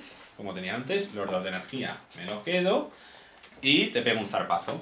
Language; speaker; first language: Spanish; native; Spanish